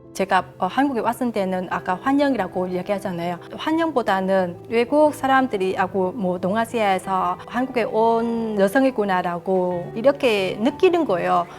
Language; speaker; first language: Korean; non-native, fluent; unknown